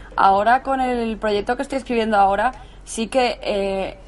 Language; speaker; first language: Spanish; native; Spanish